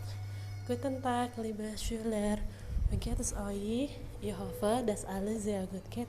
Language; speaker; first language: German; non-native, fluent; Indonesian